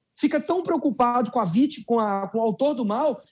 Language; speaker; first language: Portuguese; native; Portuguese